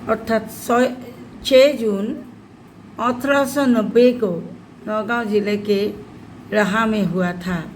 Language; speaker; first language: Hindi; non-native, local second language; Assamese